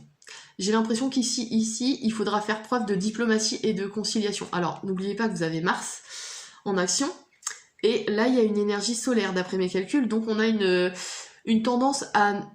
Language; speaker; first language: French; native; French